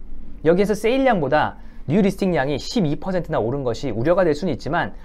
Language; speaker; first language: Korean; native; Korean